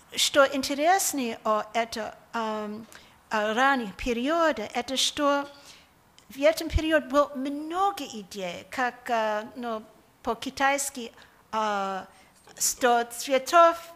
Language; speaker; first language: Russian; non-native, learner; English